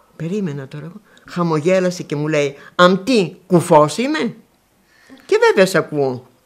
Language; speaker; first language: Greek; native; Greek